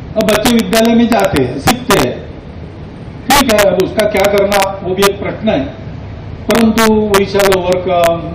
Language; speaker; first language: Hindi; non-native, local second language; Marathi